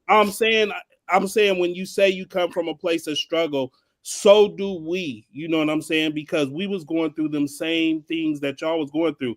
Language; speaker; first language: English; native; English